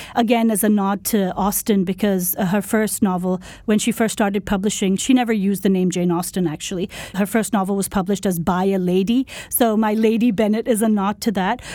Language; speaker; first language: English; non-native, local second language; Urdu